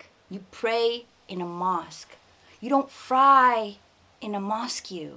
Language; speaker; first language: English; native; English